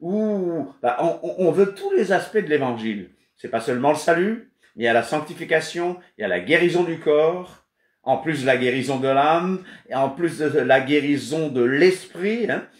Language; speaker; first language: French; non-native, fluent; Kabuverdianu